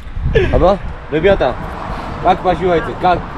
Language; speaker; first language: Russian; non-native, learner; Georgian